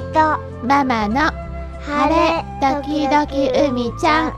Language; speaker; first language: Japanese; native; Japanese